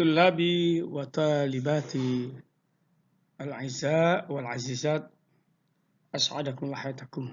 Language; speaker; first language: Arabic; non-native, fluent; Indonesian